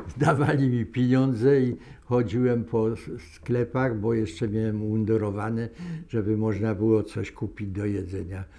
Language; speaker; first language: Polish; native; Polish